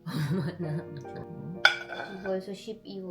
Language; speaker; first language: Korean; non-native, learner; Filipino